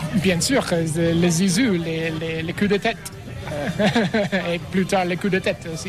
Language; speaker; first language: French; non-native, learner; English